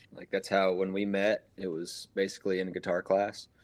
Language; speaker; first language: English; native; English